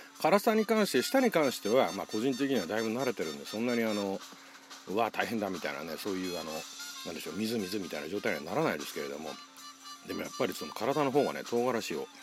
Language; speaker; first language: Japanese; native; Japanese